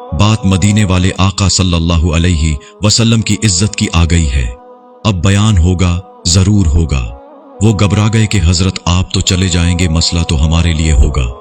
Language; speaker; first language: Urdu; non-native, local second language; Punjabi